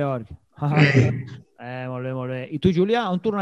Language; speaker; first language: Catalan; native; Catalan